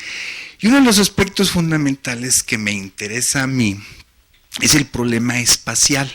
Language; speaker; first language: Spanish; native; Spanish